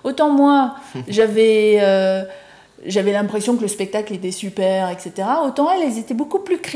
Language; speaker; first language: French; native; French